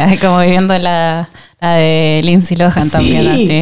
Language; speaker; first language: Spanish; native; Spanish